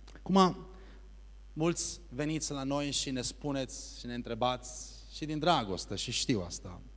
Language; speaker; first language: Romanian; early bilingual, heritage; Romanian